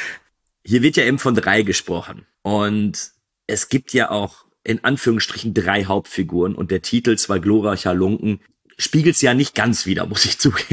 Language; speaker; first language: German; native; German